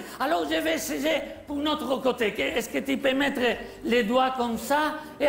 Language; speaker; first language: French; non-native, learner; Spanish